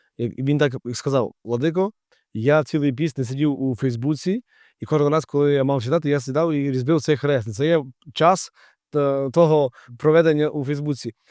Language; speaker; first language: Ukrainian; native; Ukrainian